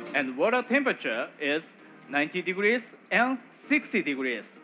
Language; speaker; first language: English; non-native, learner; Japanese